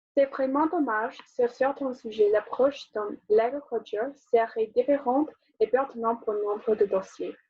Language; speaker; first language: French; non-native, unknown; English